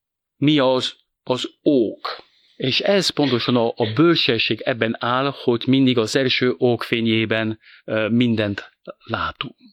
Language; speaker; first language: Hungarian; non-native, fluent; French